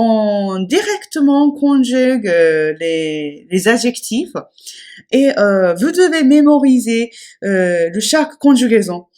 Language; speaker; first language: French; non-native, fluent; Japanese